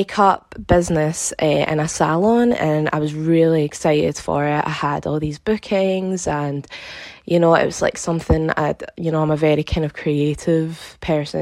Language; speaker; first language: English; native; English